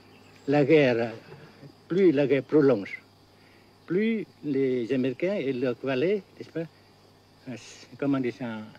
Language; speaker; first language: French; non-native, fluent; Vietnamese